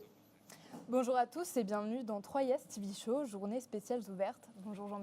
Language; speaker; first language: French; native; French